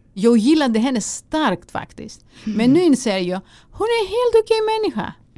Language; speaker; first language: Swedish; non-native, fluent; Greek